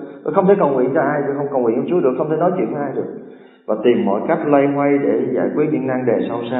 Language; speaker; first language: Vietnamese; native; Vietnamese